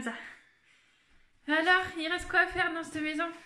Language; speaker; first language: French; native; French